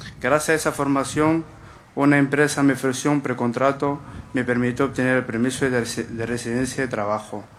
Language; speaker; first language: Spanish; non-native, fluent; Arabic